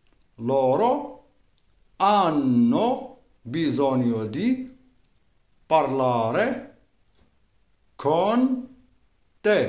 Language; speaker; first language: Italian; non-native, fluent; Arabic